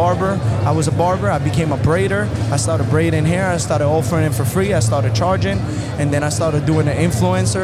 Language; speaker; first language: English; early bilingual, other home language; Spanish